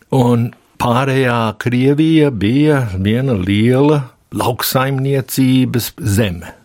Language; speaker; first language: Latvian; early bilingual, heritage; Latvian